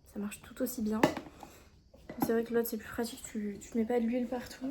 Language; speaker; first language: French; native; French